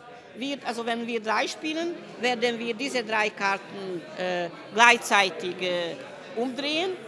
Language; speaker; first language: German; non-native, fluent; Hungarian